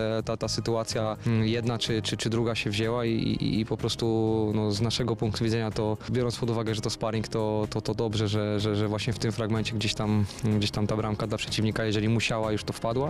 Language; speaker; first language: Polish; native; Polish